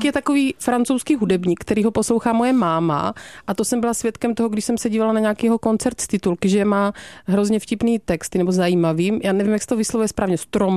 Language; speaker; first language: Czech; native; Czech